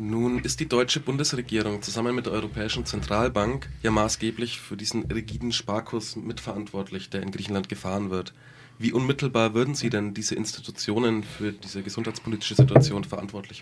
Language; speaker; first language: German; native; German